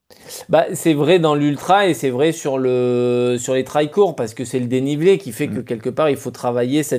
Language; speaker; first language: French; native; French